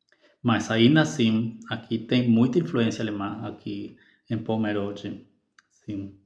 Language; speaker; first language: Portuguese; non-native, fluent; Spanish